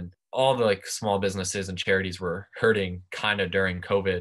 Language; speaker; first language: English; native; English